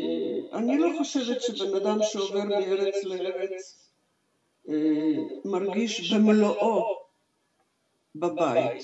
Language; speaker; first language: Hebrew; non-native, fluent; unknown